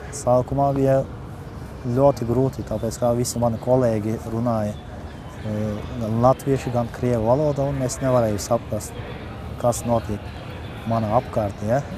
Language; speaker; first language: Latvian; non-native, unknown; Turkish